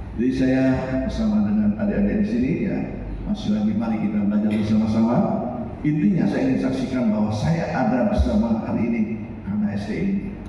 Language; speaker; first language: Indonesian; native; Indonesian